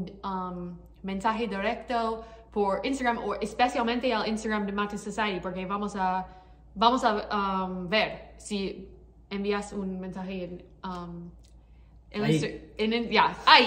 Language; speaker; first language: Spanish; non-native, learner; English